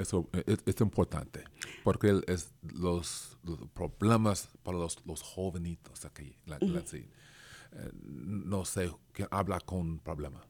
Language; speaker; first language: Spanish; non-native, learner; English